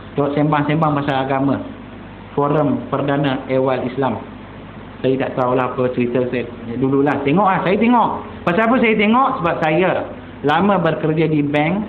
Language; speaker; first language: Malay; non-native, local second language; Tamil